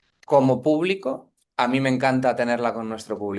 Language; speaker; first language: Spanish; native; Spanish